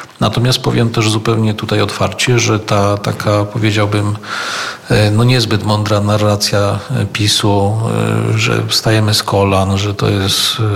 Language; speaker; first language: Polish; native; Polish